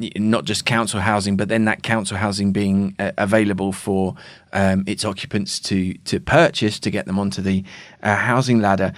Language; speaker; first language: English; native; English